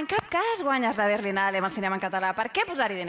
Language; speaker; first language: Catalan; native; Catalan